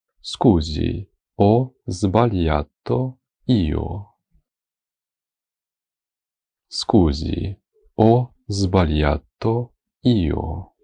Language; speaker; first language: Italian; non-native, fluent; Ukrainian